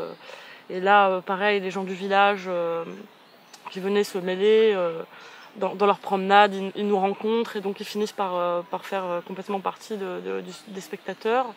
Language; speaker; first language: French; native; French